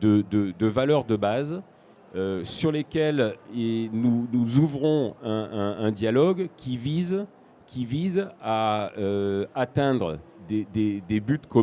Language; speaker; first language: French; native; French